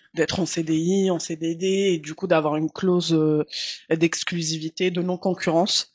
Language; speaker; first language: French; early bilingual, other home language; Arabic